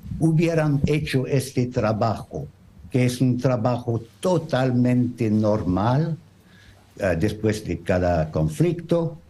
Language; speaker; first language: Spanish; non-native, learner; French